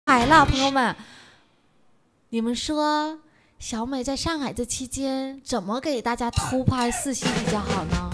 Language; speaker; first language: Chinese; native; Chinese